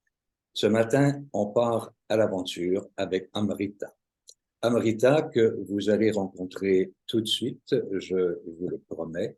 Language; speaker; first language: French; native; French